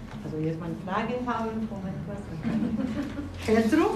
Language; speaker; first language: German; non-native, learner; Spanish